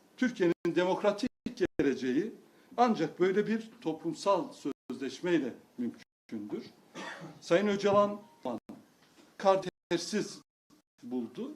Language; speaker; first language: Turkish; non-native, local second language; Kurdish